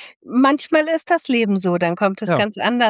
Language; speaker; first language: German; native; German